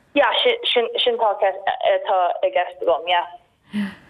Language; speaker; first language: Irish; non-native, local second language; English